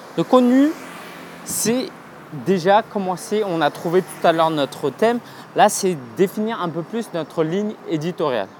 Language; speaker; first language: French; native; French